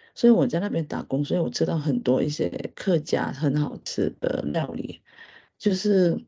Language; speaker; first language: Chinese; non-native, local second language; Hakka Chinese